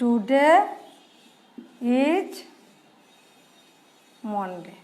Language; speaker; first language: English; non-native, learner; Bangla